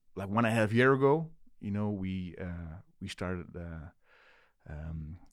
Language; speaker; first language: English; non-native, fluent; Dutch